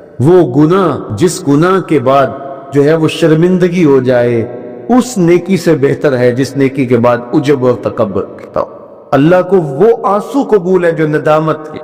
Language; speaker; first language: Urdu; non-native, local second language; Punjabi